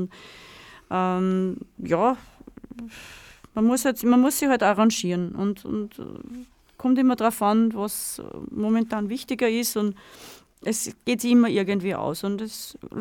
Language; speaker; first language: German; native; German